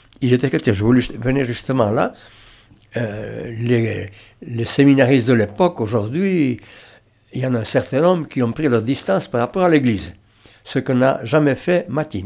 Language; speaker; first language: French; non-native, local second language; Basque